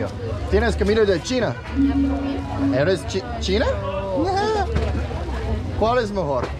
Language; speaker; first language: Spanish; non-native, learner; English